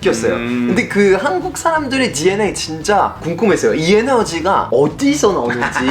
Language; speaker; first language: Korean; non-native, fluent; French